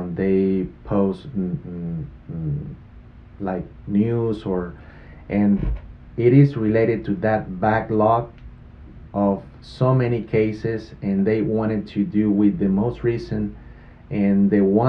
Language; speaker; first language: English; non-native, fluent; Spanish